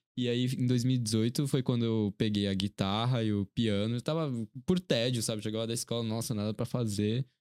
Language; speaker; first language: Portuguese; early bilingual, other home language; Korean